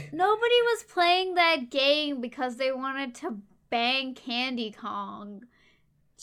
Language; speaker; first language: English; native; English